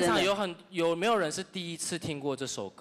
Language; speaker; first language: Chinese; native; Chinese